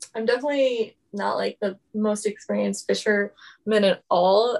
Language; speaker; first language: English; native; English